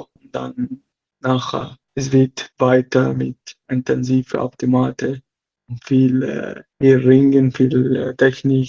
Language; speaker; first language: German; non-native, learner; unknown